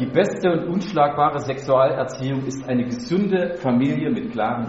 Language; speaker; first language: German; native; German